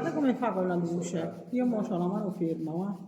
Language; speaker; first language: Italian; native; Italian